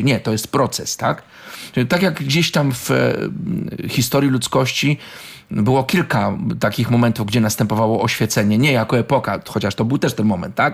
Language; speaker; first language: Polish; native; Polish